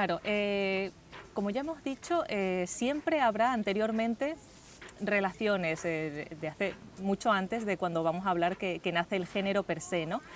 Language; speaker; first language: Spanish; native; Spanish